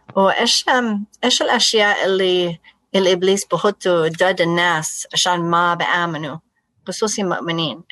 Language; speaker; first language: Arabic; non-native, fluent; English